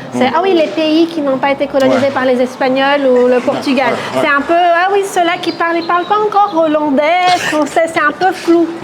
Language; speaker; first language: French; non-native, fluent; Portuguese